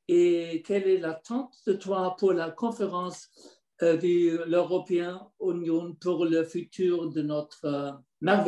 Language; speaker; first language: French; non-native, learner; German